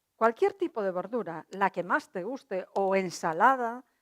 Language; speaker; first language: Spanish; non-native, local second language; Galician